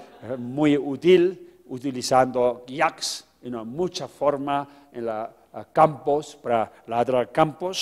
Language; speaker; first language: Spanish; non-native, fluent; Tibetan